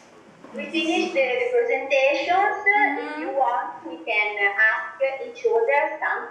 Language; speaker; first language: English; non-native, learner; Italian